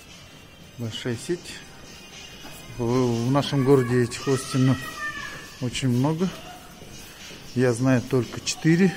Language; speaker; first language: Russian; native; Russian